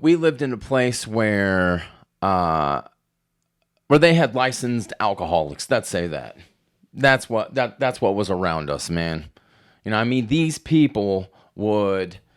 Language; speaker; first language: English; native; English